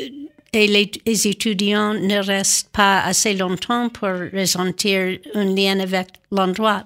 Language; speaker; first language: French; non-native, learner; English